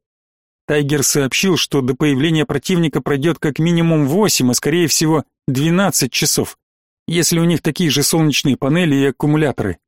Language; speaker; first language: Russian; native; Russian